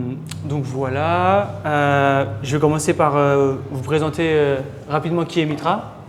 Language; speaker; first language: French; native; French